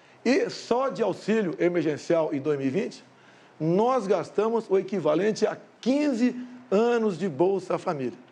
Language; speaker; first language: Portuguese; native; Portuguese